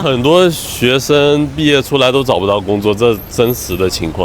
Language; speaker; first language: Chinese; native; Chinese